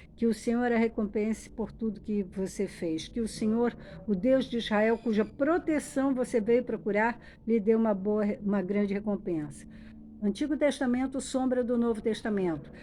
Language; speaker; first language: Portuguese; native; Portuguese